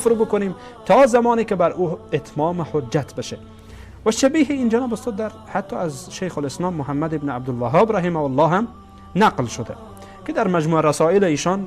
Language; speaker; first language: Persian; native; Persian